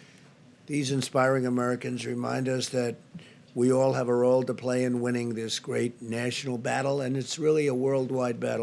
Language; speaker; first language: English; native; English